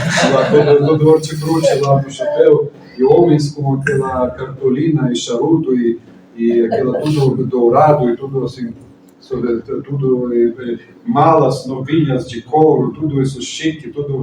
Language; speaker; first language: Portuguese; non-native, fluent; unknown